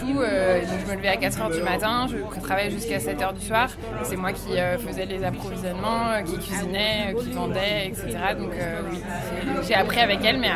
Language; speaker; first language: French; non-native, fluent; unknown